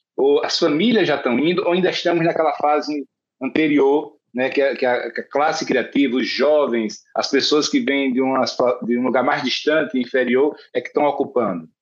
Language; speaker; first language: Portuguese; native; Portuguese